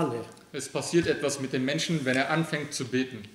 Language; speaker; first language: German; early bilingual, other home language; Aramaic